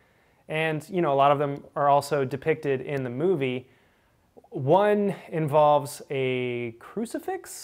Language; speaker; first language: English; native; English